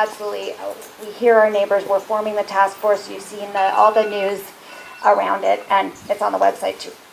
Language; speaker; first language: English; native; English